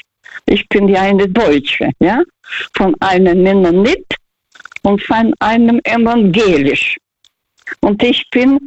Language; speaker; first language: German; non-native, fluent; Russian